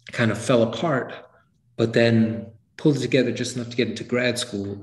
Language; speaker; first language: English; native; English